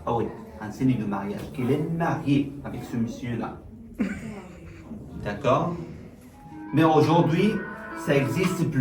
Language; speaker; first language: French; non-native, fluent; Arabic